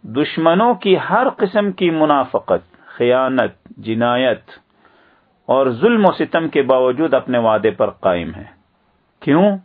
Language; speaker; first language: Urdu; native; Urdu